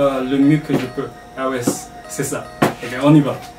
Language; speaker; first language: French; non-native, learner; Japanese